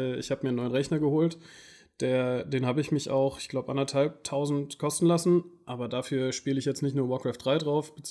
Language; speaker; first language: German; native; German